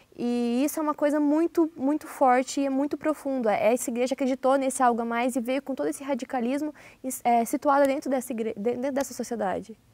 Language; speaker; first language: Portuguese; native; Portuguese